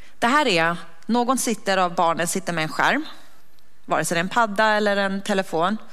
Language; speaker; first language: Swedish; native; Swedish